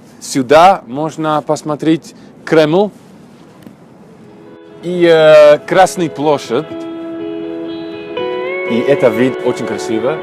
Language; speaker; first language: Russian; non-native, learner; English